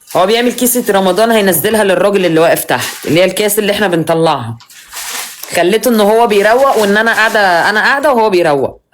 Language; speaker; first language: Egyptian Arabic; native; Egyptian Arabic